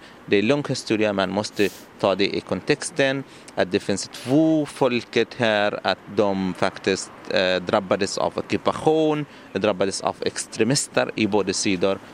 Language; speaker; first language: Swedish; non-native, learner; Arabic